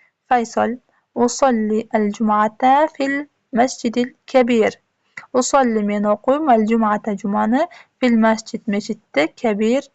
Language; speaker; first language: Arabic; non-native, fluent; Uzbek